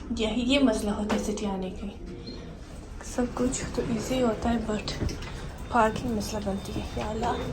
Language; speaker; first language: Urdu; non-native, local second language; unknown